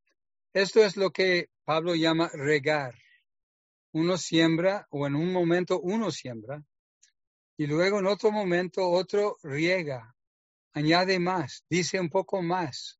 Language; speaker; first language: Spanish; non-native, fluent; English